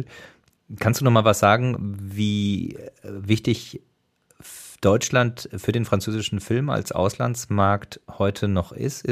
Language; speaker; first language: German; native; German